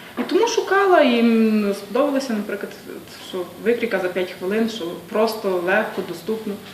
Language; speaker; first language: Ukrainian; native; Ukrainian